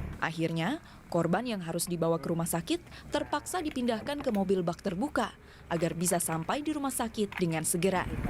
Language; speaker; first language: Indonesian; native; Indonesian